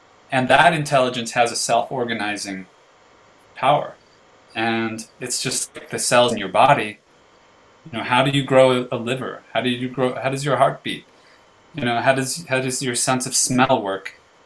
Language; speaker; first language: English; native; English